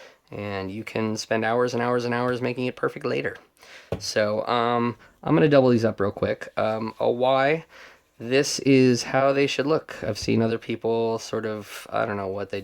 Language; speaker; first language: English; native; English